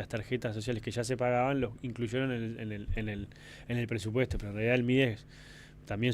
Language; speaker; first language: Spanish; native; Spanish